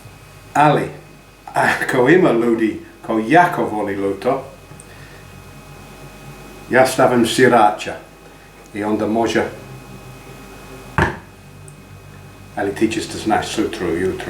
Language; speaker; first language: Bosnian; non-native, learner; English